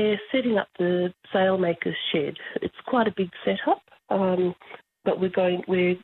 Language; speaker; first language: English; native; English